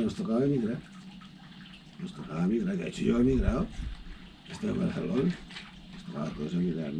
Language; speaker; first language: Spanish; non-native, local second language; Galician